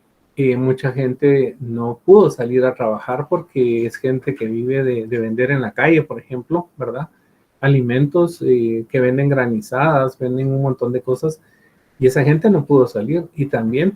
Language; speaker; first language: Spanish; native; Spanish